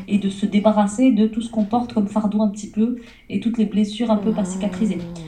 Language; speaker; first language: French; early bilingual, other home language; Arabic